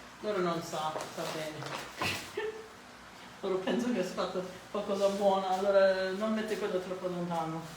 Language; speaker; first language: Italian; early bilingual, heritage; Italian